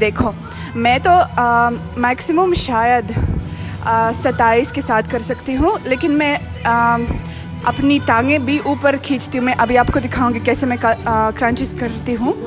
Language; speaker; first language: Hindi; non-native, fluent; Russian